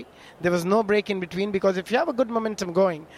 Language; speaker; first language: English; non-native, local second language; Bangla